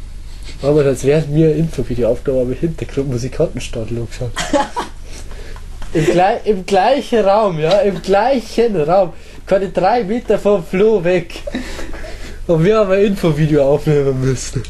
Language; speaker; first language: German; native; German